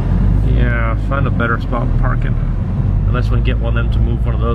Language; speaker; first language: English; native; English